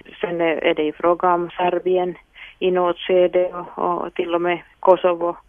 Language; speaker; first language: Swedish; non-native, local second language; Finnish